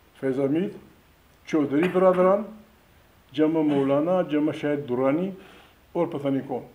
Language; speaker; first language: Urdu; non-native, local second language; Pashto